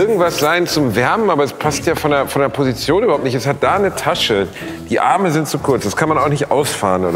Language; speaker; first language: German; native; German